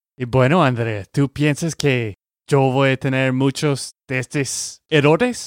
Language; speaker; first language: Spanish; non-native, learner; English